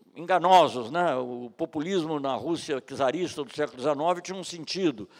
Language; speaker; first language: Portuguese; native; Portuguese